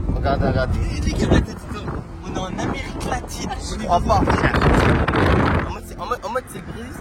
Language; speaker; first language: French; native; French